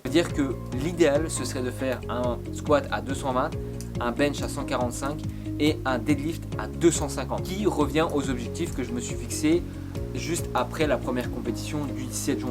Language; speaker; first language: French; native; French